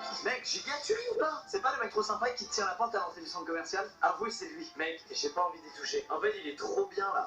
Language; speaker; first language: French; native; French